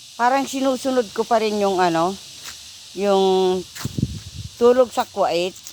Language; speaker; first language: Filipino; non-native, local second language; Iloko